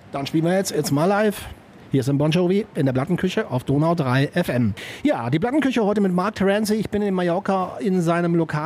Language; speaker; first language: German; native; German